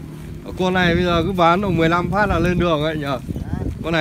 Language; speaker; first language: Vietnamese; native; Vietnamese